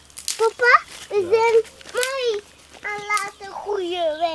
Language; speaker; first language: Dutch; early bilingual, heritage; Dutch